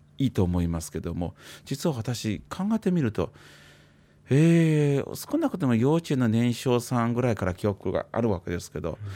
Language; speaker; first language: Japanese; non-native, fluent; Chinese